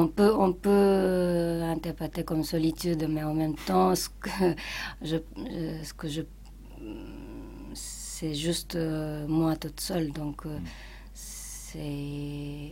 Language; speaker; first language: French; non-native, fluent; Japanese